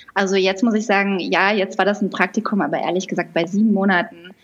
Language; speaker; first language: German; native; German